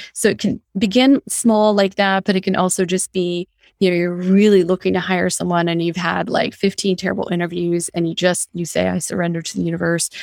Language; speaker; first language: English; early bilingual, other home language; Hindi